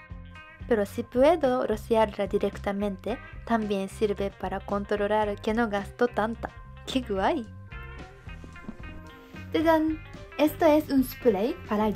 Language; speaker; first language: Spanish; non-native, fluent; Japanese